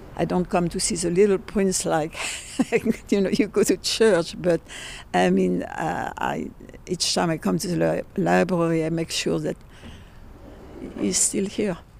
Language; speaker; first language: English; non-native, fluent; French